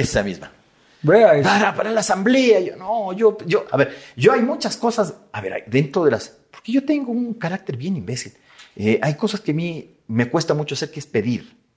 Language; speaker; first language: Spanish; native; Spanish